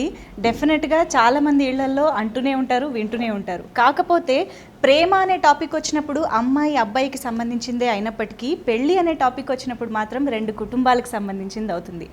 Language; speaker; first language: Telugu; native; Telugu